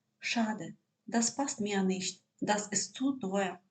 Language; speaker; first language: German; non-native, fluent; Ukrainian